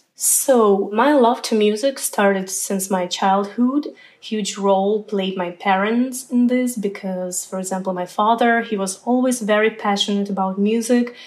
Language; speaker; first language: English; non-native, fluent; Ukrainian